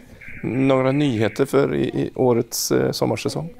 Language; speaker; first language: Swedish; native; Swedish